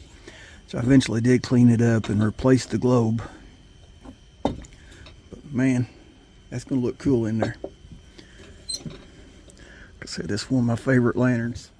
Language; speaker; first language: English; native; English